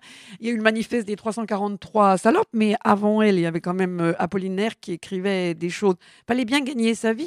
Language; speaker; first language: French; native; French